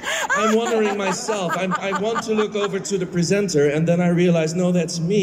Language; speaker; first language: English; non-native, fluent; Dutch